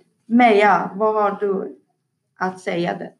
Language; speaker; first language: Swedish; non-native, learner; Persian